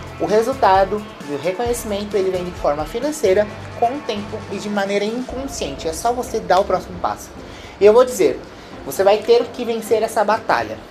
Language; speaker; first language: Portuguese; native; Portuguese